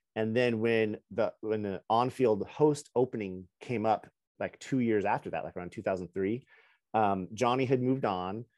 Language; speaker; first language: English; native; English